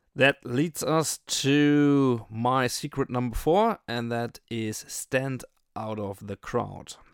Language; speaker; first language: English; non-native, fluent; German